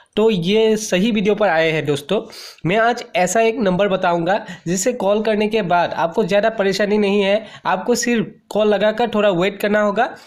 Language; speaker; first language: Hindi; native; Hindi